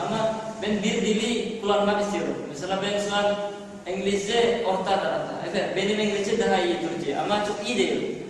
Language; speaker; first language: Turkish; non-native, learner; Indonesian